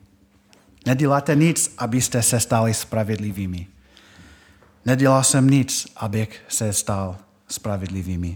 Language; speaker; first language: Czech; non-native, fluent; English